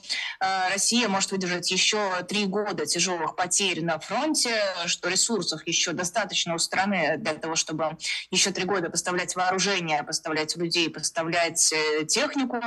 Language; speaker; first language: Russian; native; Russian